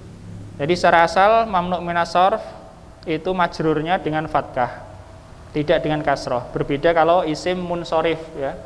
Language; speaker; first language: Indonesian; native; Indonesian